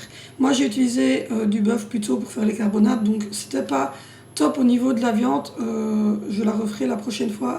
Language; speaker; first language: French; native; French